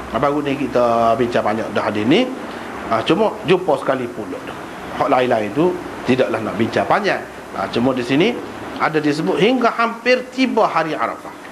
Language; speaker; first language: Malay; native; Malay